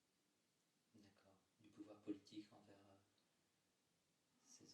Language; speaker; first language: French; native; French